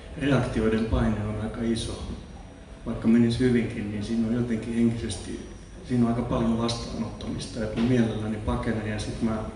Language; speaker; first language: Finnish; non-native, local second language; Swedish